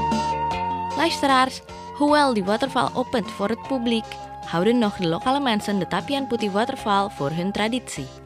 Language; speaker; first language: Dutch; non-native, fluent; Indonesian